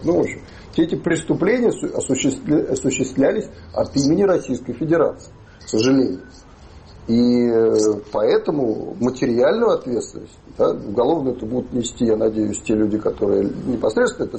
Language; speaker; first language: Russian; native; Russian